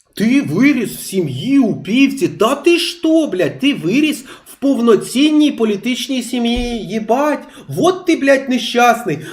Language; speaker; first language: Ukrainian; non-native, local second language; Russian